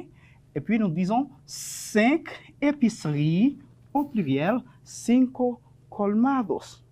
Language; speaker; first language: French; non-native, fluent; Spanish